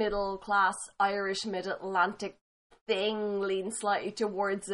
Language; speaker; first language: English; native; English